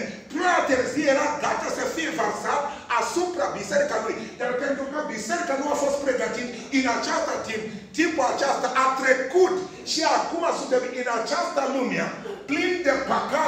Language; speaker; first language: Romanian; non-native, fluent; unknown